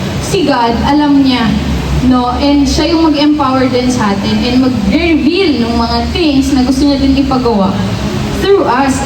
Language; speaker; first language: Filipino; native; Filipino